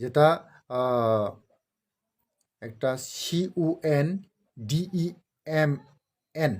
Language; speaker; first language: Bangla; non-native, local second language; Kok Borok